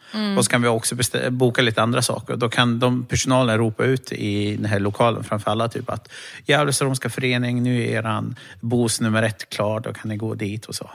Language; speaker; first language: Swedish; early bilingual, other home language; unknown